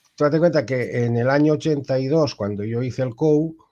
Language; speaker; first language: Spanish; native; Spanish